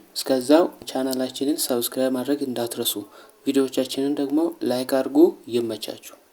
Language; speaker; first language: Amharic; non-native, local second language; Sidamo